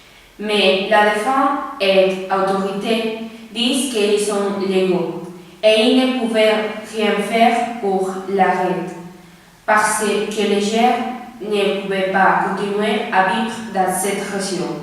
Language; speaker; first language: French; non-native, learner; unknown